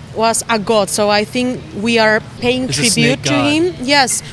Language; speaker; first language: English; non-native, fluent; Spanish